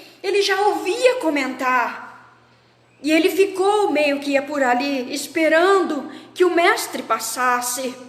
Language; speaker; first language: Portuguese; native; Portuguese